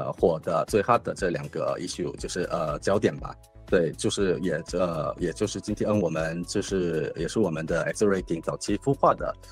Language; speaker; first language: Chinese; non-native, fluent; Korean